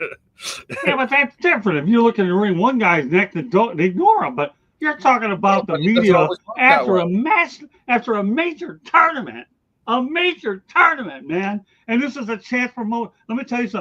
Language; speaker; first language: English; native; English